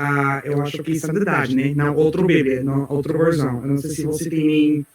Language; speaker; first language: Portuguese; non-native, learner; English